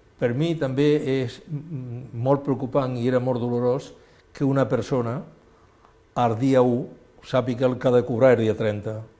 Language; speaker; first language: Catalan; non-native, local second language; Spanish